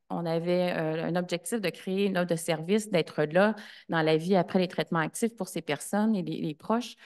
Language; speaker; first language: French; native; French